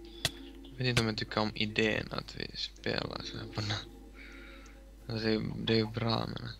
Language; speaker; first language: Swedish; non-native, local second language; Finnish